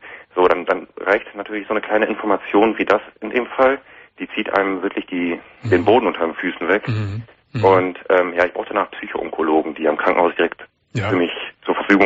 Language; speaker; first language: German; native; German